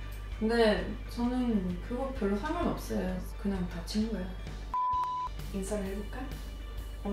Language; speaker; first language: Korean; non-native, fluent; Swedish